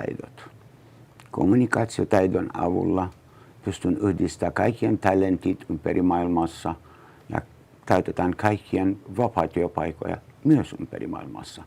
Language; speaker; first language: Finnish; non-native, learner; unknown